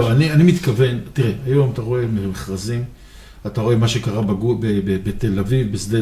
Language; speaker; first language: Hebrew; native; Hebrew